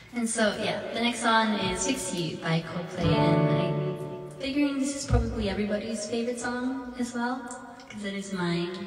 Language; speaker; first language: English; early bilingual, other home language; Korean